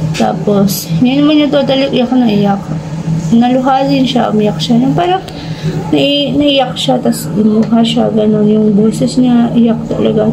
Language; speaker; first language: Filipino; native; Filipino